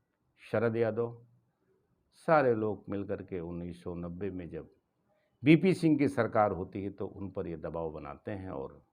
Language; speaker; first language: Hindi; native; Hindi